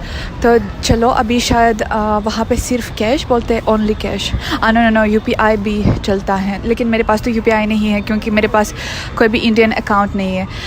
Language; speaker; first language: Hindi; non-native, fluent; Russian